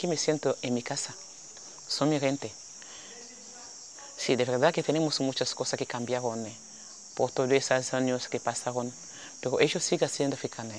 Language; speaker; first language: Spanish; non-native, fluent; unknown